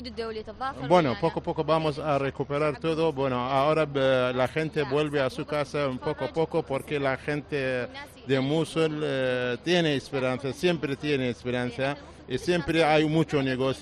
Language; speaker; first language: Spanish; non-native, fluent; Arabic